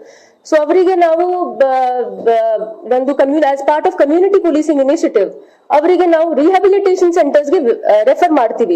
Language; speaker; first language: Kannada; non-native, fluent; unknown